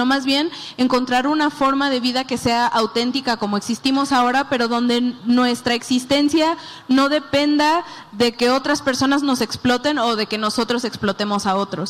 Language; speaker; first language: Spanish; native; Spanish